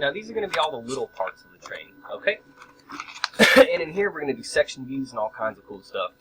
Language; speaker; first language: English; native; English